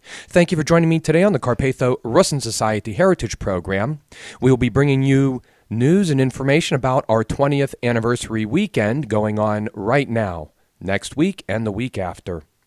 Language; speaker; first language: English; native; English